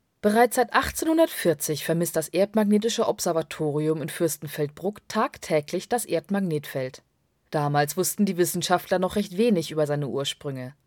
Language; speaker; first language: German; native; German